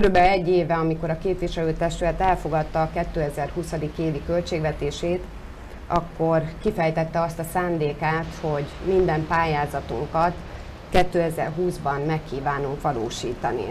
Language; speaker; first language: Hungarian; native; Hungarian